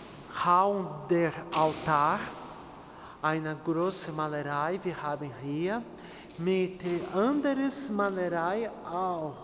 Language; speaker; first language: German; non-native, learner; Portuguese